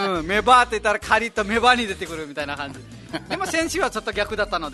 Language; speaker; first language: Japanese; non-native, fluent; Nepali